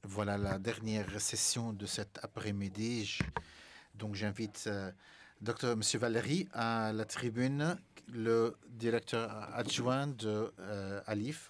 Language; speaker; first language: French; non-native, fluent; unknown